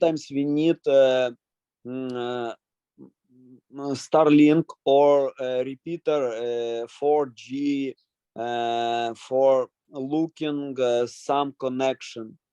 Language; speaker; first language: English; non-native, learner; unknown